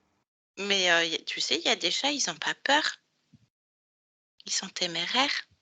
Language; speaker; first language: French; native; French